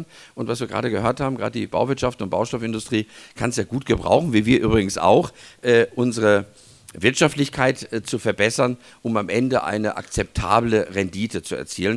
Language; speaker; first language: German; native; German